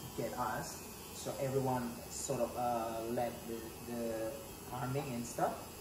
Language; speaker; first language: English; non-native, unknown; Balinese